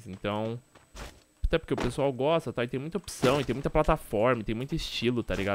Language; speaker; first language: Portuguese; native; Portuguese